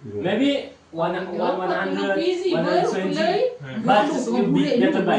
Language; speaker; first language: English; non-native, learner; Indonesian